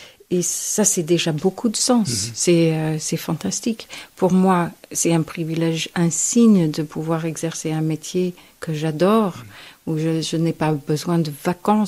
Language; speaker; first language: French; non-native, fluent; English